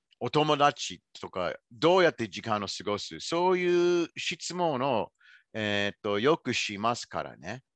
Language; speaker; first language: Japanese; non-native, fluent; English